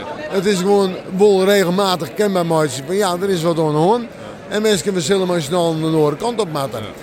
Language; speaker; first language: Dutch; non-native, local second language; Western Frisian